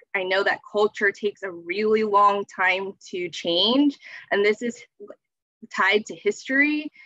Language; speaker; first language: English; native; English